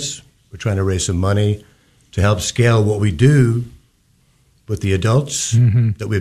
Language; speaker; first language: English; native; English